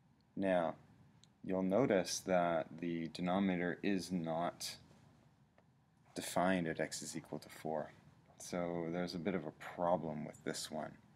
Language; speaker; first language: English; native; English